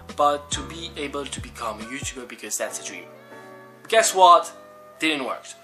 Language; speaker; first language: English; non-native, fluent; French